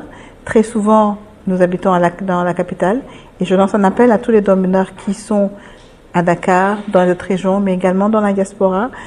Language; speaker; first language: French; non-native, local second language; Wolof